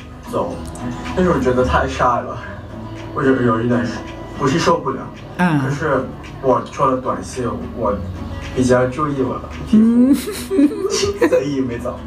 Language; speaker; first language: Chinese; non-native, fluent; Thai